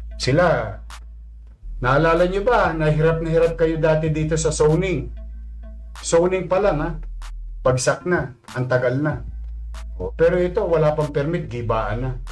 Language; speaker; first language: Filipino; native; Filipino